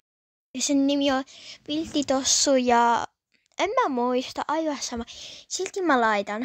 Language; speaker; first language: Finnish; early bilingual, other home language; Polish